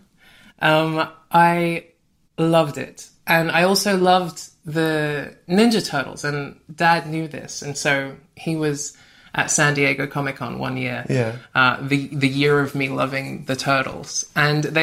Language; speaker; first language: English; native; English